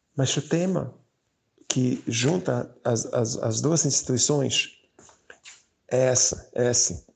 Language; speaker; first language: Portuguese; non-native, fluent; English